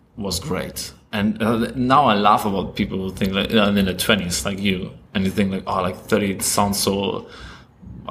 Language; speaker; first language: English; non-native, fluent; German